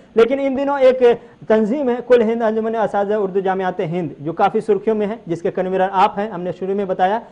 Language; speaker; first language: Urdu; native; Urdu